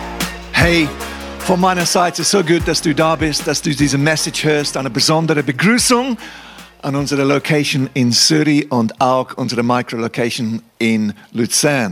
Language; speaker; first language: German; non-native, fluent; English